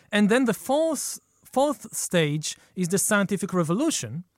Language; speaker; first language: English; non-native, fluent; Hebrew